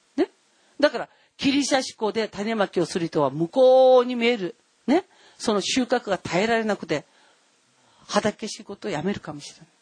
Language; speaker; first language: Japanese; non-native, fluent; Korean